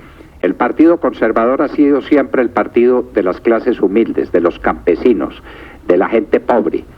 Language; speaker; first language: Spanish; native; Spanish